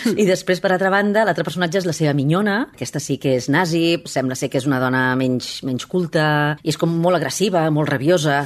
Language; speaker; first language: Catalan; native; Catalan